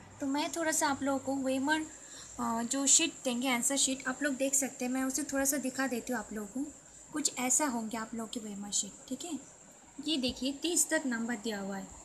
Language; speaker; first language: Hindi; non-native, local second language; Bangla